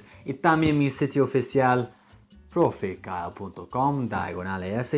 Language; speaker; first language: Spanish; non-native, fluent; English